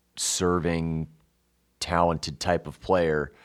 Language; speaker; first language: English; native; English